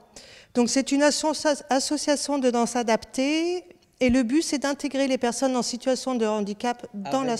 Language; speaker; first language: French; native; French